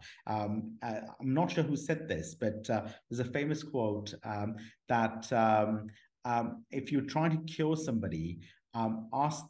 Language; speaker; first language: English; non-native, local second language; Urdu